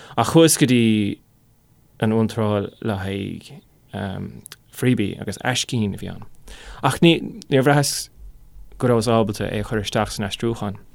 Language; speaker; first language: Irish; non-native, local second language; English